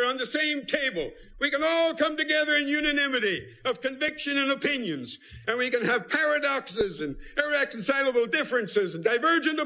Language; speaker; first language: English; native; English